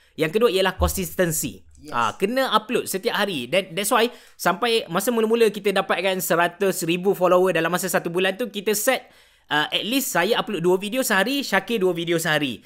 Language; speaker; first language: Malay; native; Malay